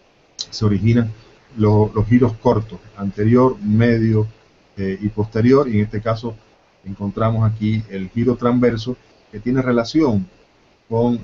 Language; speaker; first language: Spanish; native; Spanish